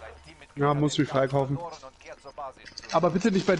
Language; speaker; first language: German; native; German